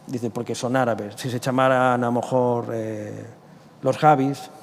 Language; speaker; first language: Spanish; native; Spanish